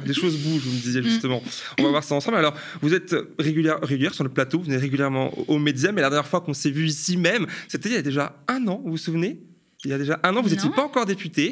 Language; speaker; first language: French; native; French